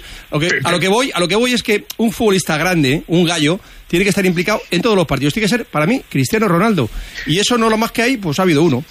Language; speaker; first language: Spanish; native; Spanish